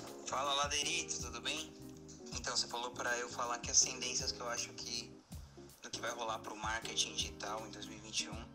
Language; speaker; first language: Portuguese; native; Portuguese